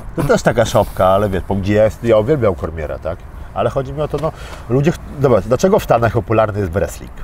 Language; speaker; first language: Polish; early bilingual, other home language; Armenian